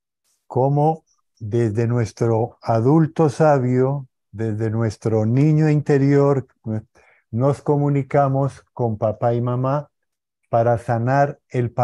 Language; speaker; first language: Spanish; native; Spanish